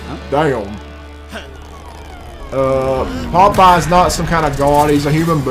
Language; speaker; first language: English; native; English